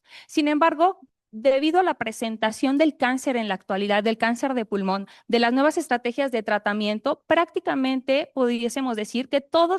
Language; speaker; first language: Spanish; native; Spanish